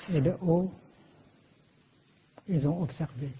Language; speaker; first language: French; non-native, fluent; Vietnamese